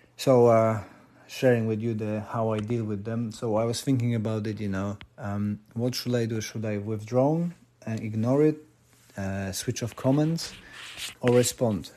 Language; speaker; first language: English; non-native, fluent; Polish